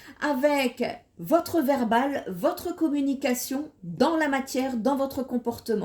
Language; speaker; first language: French; native; French